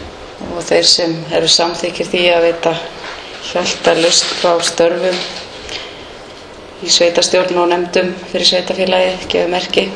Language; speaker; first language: Icelandic; native; Icelandic